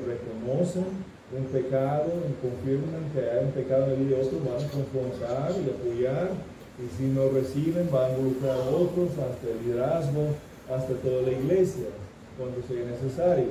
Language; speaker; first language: Spanish; non-native, fluent; English